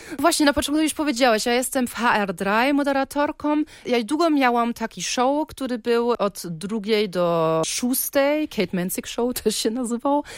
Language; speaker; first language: Polish; early bilingual, heritage; German